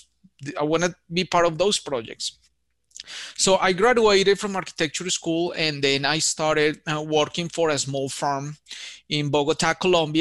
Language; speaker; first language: English; non-native, fluent; Spanish